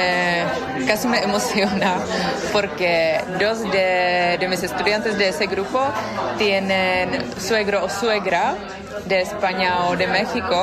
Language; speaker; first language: Spanish; non-native, fluent; Czech